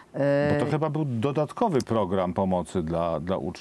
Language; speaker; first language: Polish; native; Polish